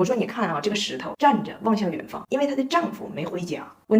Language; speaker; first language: Chinese; native; Chinese